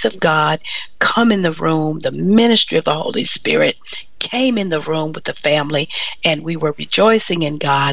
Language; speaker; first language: English; native; English